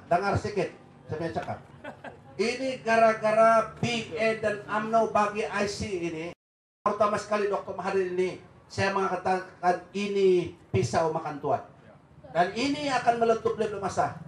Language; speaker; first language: Malay; non-native, local second language; Central Dusun